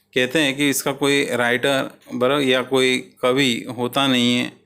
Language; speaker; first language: Hindi; non-native, local second language; Gujarati